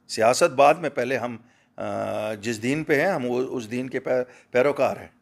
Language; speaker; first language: Hindi; non-native, local second language; Kashmiri